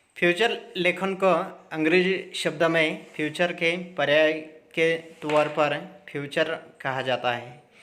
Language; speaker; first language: Hindi; non-native, local second language; Marathi